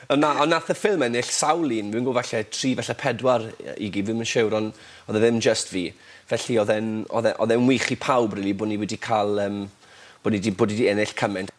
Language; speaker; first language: Welsh; native; Welsh